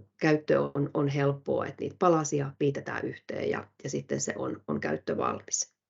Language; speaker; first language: Finnish; native; Finnish